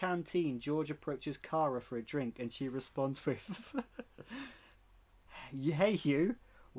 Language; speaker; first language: English; native; English